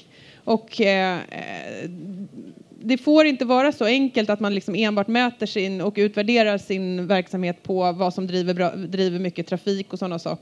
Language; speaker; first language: Swedish; native; Swedish